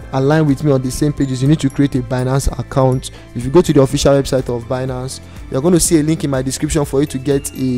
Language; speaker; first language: English; non-native, local second language; Yoruba